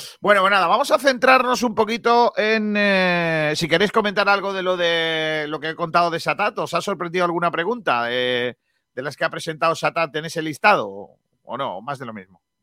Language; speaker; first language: Spanish; native; Spanish